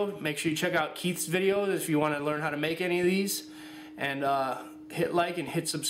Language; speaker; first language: English; native; English